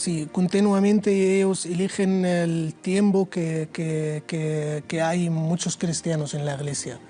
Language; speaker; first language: Spanish; non-native, learner; Arabic